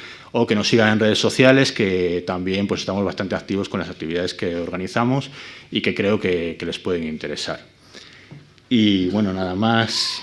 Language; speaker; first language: Spanish; native; Spanish